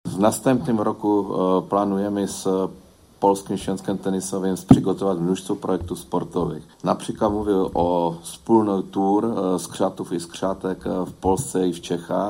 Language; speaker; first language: Polish; non-native, learner; Czech